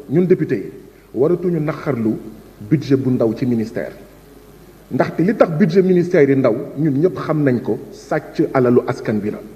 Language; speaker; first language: Wolof; non-native, local second language; Jola-Fonyi